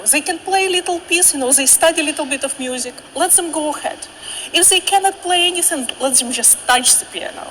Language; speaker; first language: English; non-native, fluent; Russian